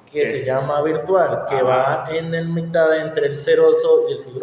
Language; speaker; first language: Spanish; native; Spanish